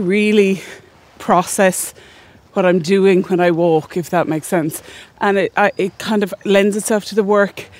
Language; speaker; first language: English; native; English